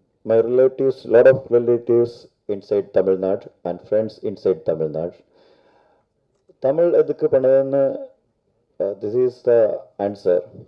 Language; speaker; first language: Tamil; non-native, local second language; Malayalam